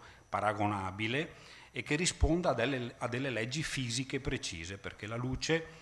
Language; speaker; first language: Italian; native; Italian